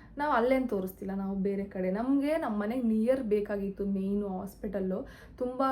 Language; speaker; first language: Kannada; native; Kannada